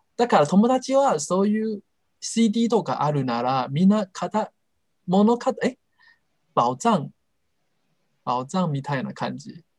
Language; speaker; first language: Japanese; non-native, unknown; Chinese